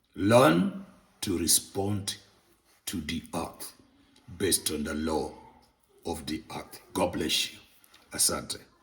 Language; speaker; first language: English; non-native, local second language; Swahili